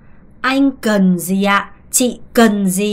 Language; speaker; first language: Vietnamese; non-native, fluent; Korean